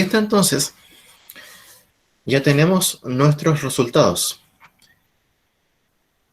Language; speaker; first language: Spanish; native; Spanish